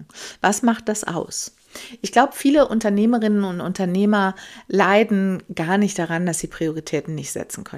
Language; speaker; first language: German; native; German